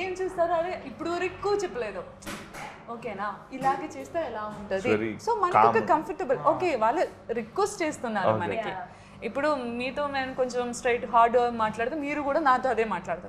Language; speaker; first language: Telugu; non-native, learner; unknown